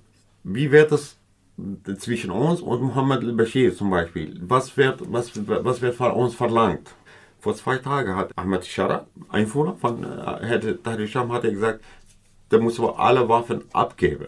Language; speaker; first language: German; non-native, learner; Kurdish